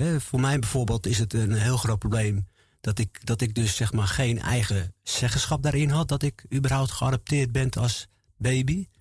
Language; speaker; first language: Dutch; native; Dutch